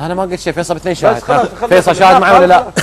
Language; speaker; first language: Arabic; native; Arabic